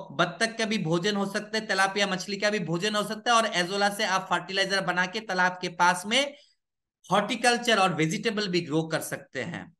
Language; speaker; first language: Hindi; non-native, local second language; Bangla